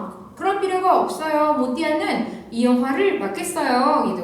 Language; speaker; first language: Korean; non-native, fluent; Indonesian